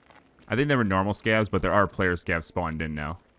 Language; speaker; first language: English; native; English